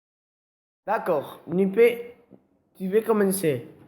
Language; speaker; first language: French; non-native, learner; Spanish